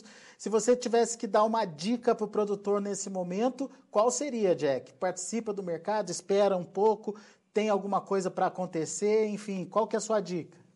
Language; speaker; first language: Portuguese; native; Portuguese